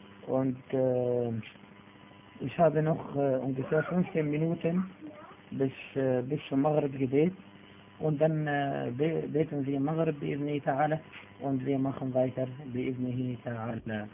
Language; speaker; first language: German; non-native, fluent; Arabic